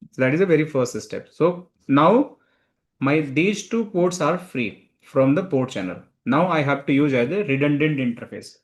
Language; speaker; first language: English; non-native, local second language; Hindi